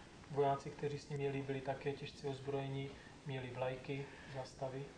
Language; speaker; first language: Czech; native; Czech